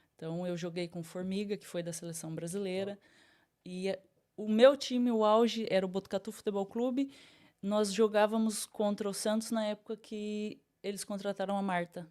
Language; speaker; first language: Portuguese; native; Portuguese